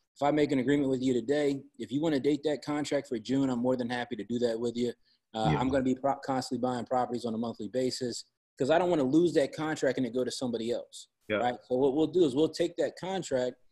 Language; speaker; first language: English; native; English